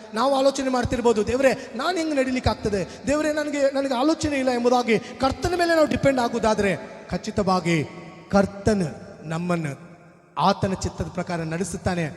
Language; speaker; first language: Kannada; non-native, local second language; Telugu